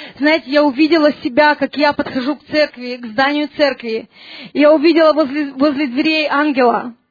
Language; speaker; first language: Russian; early bilingual, heritage; Russian